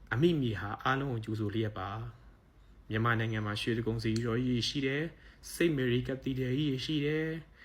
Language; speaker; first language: Burmese; native; Burmese